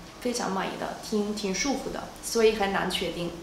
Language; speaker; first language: Chinese; non-native, fluent; Italian